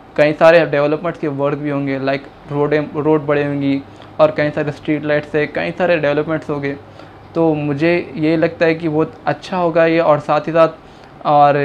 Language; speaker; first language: Hindi; non-native, local second language; Urdu